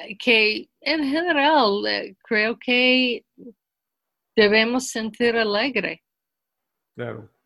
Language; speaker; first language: Spanish; non-native, fluent; English